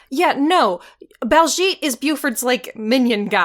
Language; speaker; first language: English; native; English